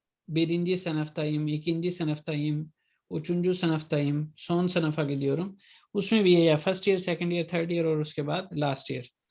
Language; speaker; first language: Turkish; non-native, fluent; Urdu